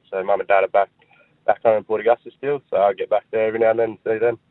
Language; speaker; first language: English; native; English